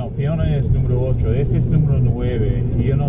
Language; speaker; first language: Spanish; non-native, learner; English